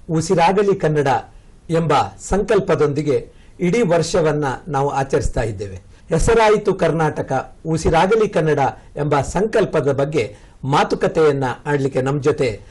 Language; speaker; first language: Kannada; native; Kannada